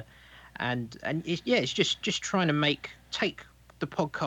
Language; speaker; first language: English; native; English